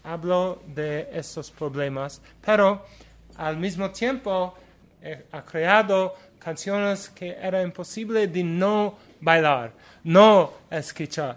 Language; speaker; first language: Spanish; non-native, learner; English